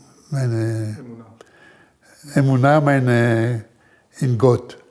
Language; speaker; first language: German; early bilingual, heritage; German